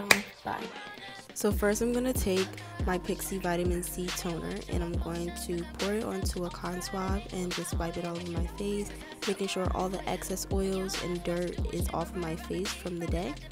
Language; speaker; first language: English; native; English